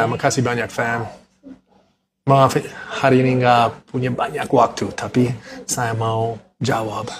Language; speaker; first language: Indonesian; non-native, learner; English